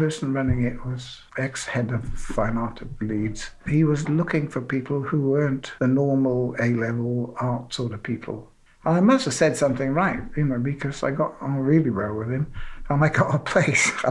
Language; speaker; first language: English; native; English